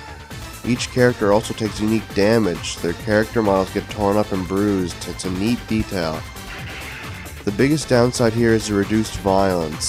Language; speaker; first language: English; native; English